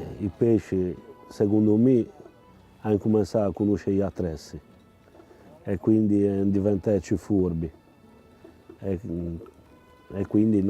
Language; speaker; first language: Italian; non-native, local second language; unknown